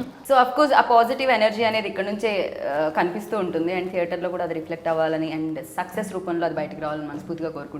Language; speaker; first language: Telugu; native; Telugu